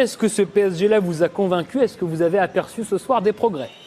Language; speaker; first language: French; native; French